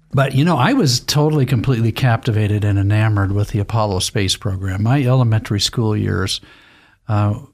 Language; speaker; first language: English; native; English